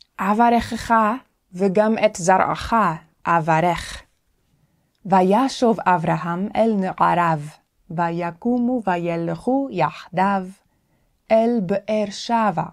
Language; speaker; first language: Hebrew; non-native, fluent; English